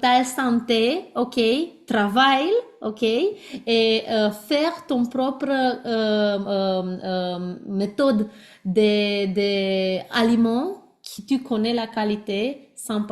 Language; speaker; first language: French; non-native, learner; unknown